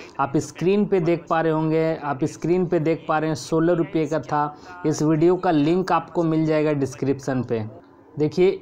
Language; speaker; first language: Hindi; native; Hindi